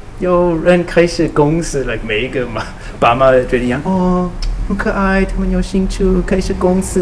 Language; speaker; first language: Chinese; non-native, learner; English